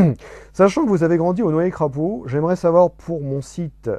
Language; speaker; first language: French; native; French